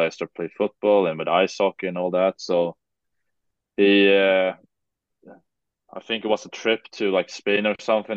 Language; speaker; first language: English; non-native, fluent; Swedish